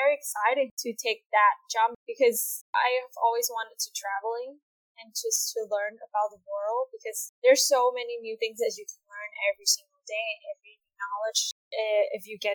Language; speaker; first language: English; non-native, fluent; Vietnamese